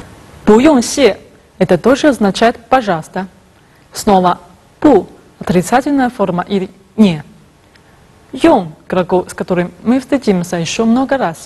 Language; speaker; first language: Russian; non-native, fluent; Chinese